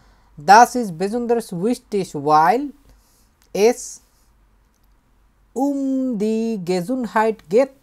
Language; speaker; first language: German; non-native, fluent; Bangla